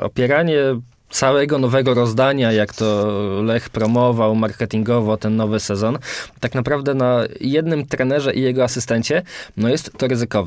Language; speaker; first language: Polish; native; Polish